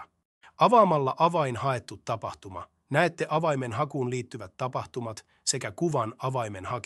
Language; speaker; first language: Finnish; native; Finnish